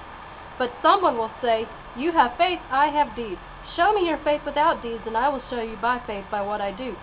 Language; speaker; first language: English; native; English